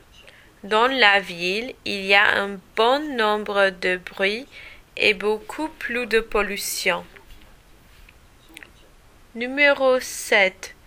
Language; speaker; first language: French; non-native, learner; English